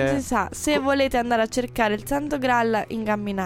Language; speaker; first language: Italian; native; Italian